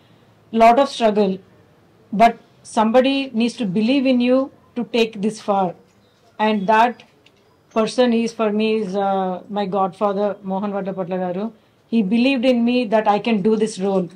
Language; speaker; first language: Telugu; early bilingual, heritage; Telugu